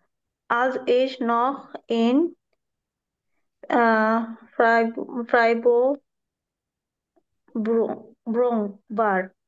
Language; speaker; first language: German; non-native, learner; Bangla